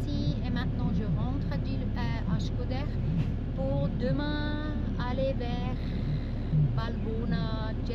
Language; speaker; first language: French; non-native, local second language; German